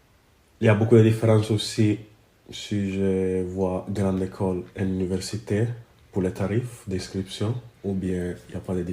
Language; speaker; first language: French; non-native, learner; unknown